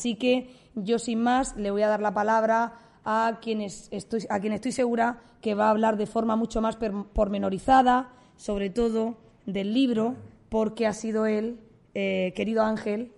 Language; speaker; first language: Spanish; native; Spanish